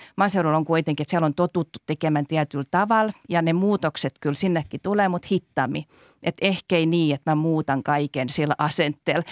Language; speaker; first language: Finnish; native; Finnish